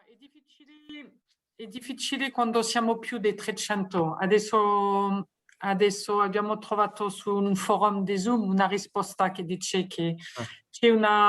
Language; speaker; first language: Italian; non-native, fluent; French